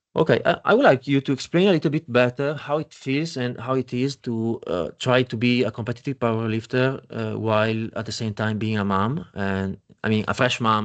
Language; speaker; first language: English; non-native, fluent; Italian